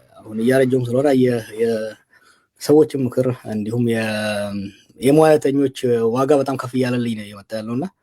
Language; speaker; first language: Amharic; non-native, local second language; Oromo